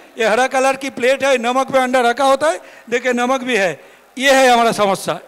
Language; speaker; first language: Hindi; non-native, local second language; Bangla